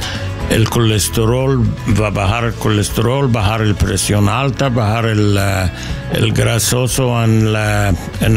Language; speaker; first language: Spanish; non-native, learner; English